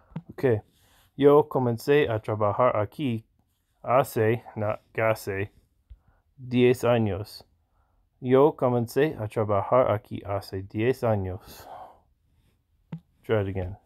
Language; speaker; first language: Spanish; non-native, learner; English